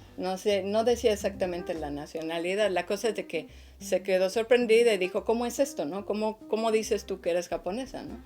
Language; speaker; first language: Spanish; native; Spanish